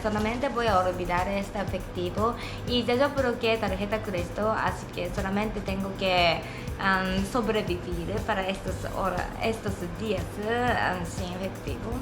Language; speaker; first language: Spanish; non-native, learner; Japanese